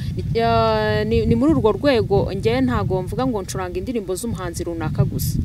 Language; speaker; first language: Kinyarwanda; native; Kinyarwanda